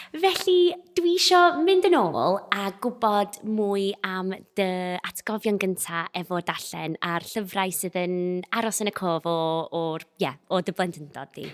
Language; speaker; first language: Welsh; non-native, local second language; English